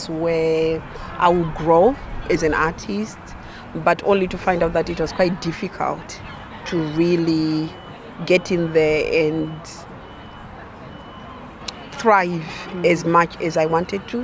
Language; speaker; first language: English; non-native, local second language; Shona